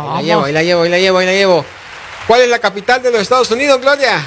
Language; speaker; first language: Spanish; native; Spanish